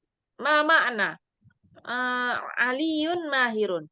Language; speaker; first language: Arabic; non-native, fluent; Indonesian